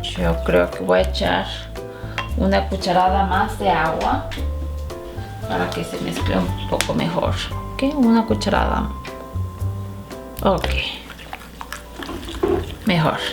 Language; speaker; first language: Spanish; non-native, fluent; Korean